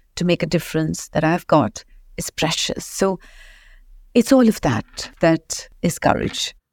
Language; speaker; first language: English; non-native, local second language; Marathi